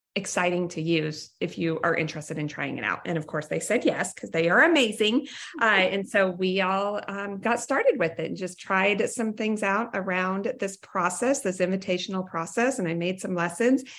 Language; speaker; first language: English; native; English